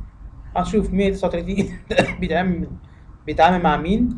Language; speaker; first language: Arabic; native; Arabic